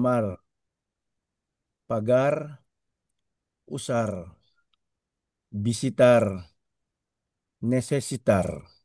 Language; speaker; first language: Spanish; non-native, learner; Filipino